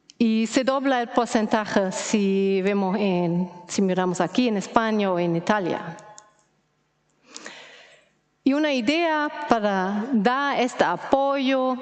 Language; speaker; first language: Spanish; non-native, fluent; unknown